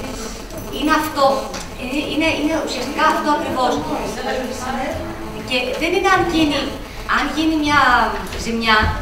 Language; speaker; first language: Greek; native; Greek